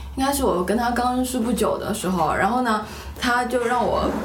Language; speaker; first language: Chinese; native; Chinese